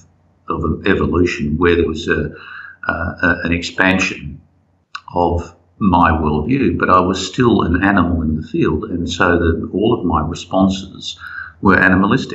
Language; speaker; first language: English; native; English